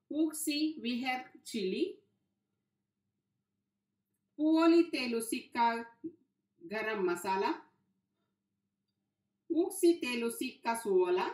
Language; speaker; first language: Finnish; non-native, learner; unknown